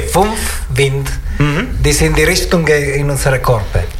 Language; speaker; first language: German; non-native, learner; Italian